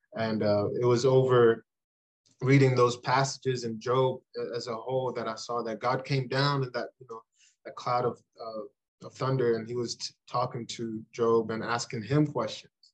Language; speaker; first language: English; early bilingual, other home language; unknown